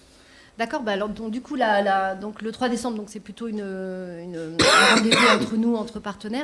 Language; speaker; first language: French; native; French